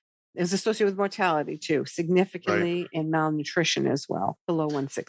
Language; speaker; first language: English; native; English